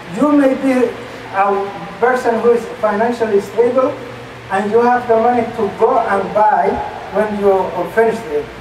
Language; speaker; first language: English; non-native, fluent; Somali